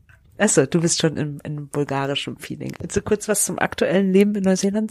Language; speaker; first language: German; native; German